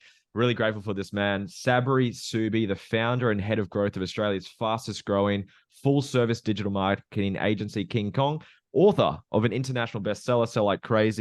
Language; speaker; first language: English; native; English